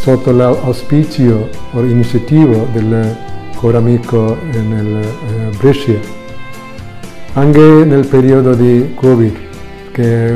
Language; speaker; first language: Italian; non-native, fluent; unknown